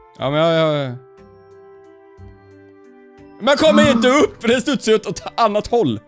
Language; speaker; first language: Swedish; native; Swedish